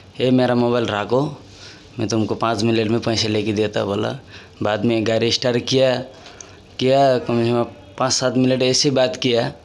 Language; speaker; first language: Hindi; non-native, local second language; Marathi